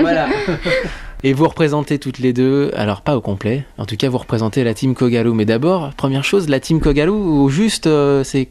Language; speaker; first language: French; native; French